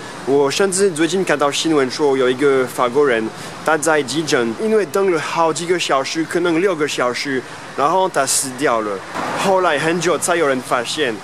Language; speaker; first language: Chinese; non-native, fluent; French